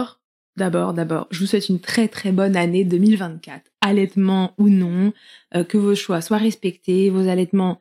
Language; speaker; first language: French; native; French